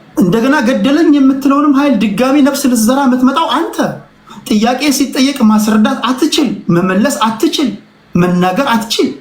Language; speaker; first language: Amharic; native; Amharic